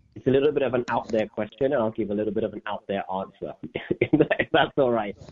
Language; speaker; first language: English; native; English